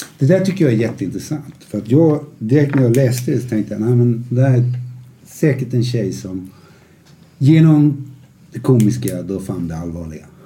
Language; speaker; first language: Swedish; native; Swedish